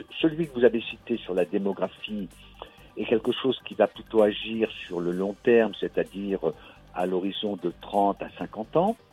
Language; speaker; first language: French; native; French